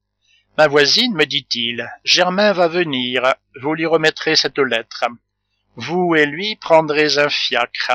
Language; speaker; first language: French; native; French